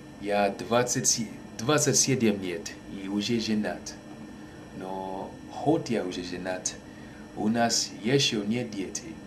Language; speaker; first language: Russian; non-native, learner; English